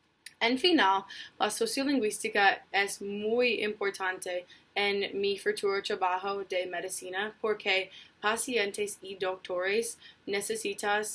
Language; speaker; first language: Spanish; non-native, learner; English